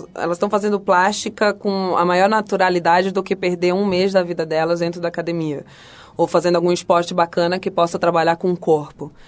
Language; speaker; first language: Portuguese; early bilingual, other home language; Spanish